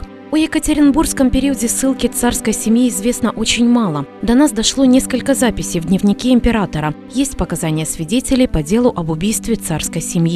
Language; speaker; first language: Russian; native; Russian